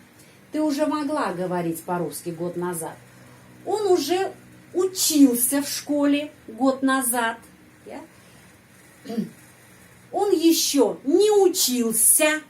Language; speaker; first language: Russian; non-native, fluent; Indonesian